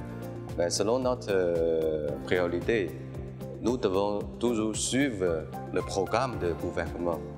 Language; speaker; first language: French; non-native, fluent; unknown